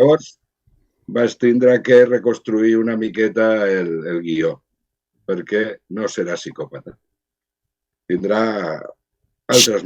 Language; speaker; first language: Catalan; non-native, local second language; Spanish